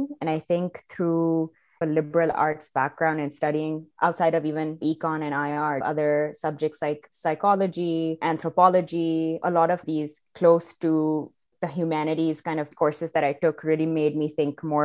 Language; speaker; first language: English; non-native, local second language; Urdu